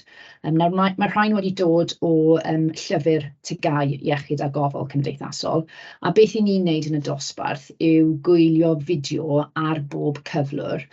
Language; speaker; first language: Welsh; native; Welsh